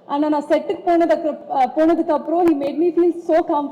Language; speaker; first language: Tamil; non-native, local second language; Telugu